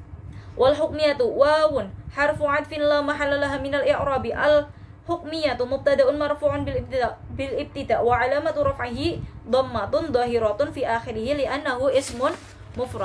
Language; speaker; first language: Arabic; non-native, learner; Javanese